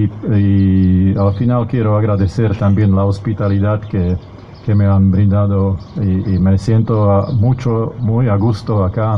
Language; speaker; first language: Spanish; non-native, fluent; Slovak